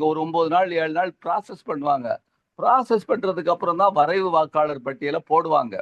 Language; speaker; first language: Tamil; native; Tamil